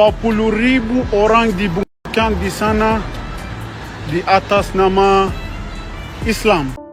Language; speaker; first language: Indonesian; non-native, learner; Persian